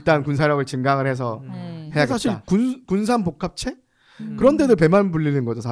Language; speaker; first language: Korean; native; Korean